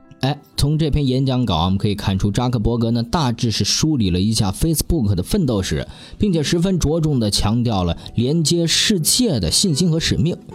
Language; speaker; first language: Chinese; native; Chinese